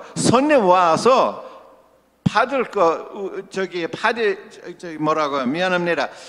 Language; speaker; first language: Korean; non-native, local second language; English